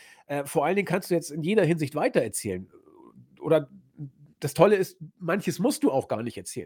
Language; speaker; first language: German; native; German